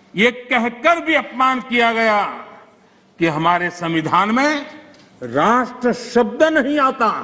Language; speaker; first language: Hindi; non-native, local second language; Gujarati